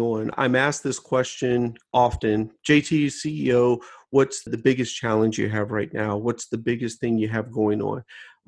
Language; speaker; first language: English; native; English